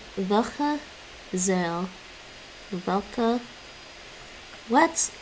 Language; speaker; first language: Dutch; non-native, learner; English